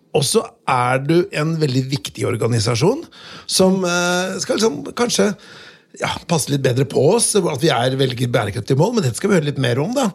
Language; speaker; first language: Norwegian; native; Norwegian